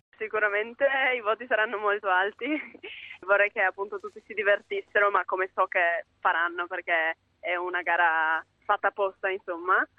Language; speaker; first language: Italian; native; Italian